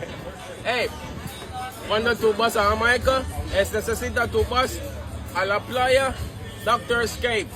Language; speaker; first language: Spanish; non-native, learner; English